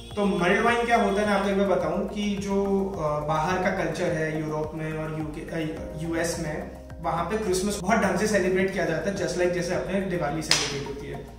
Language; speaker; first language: Hindi; native; Hindi